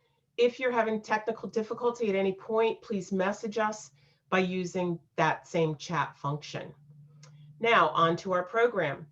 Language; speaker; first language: English; native; English